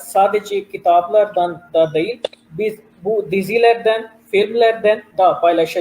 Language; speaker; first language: Turkish; non-native, learner; Urdu